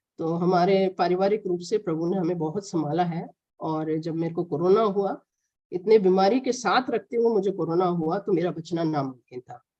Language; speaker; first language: Hindi; non-native, local second language; Malayalam